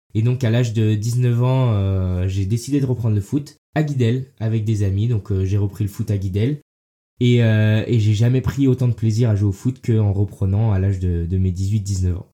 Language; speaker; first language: French; early bilingual, heritage; French